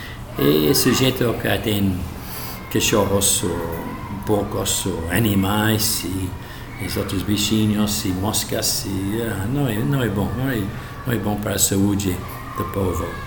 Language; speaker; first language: Portuguese; non-native, learner; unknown